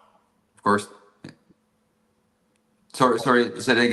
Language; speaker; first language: English; non-native, fluent; Czech